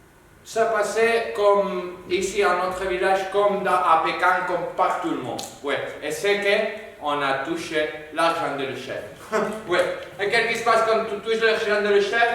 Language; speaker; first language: French; non-native, learner; Spanish